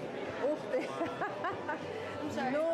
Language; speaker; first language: Russian; native; Russian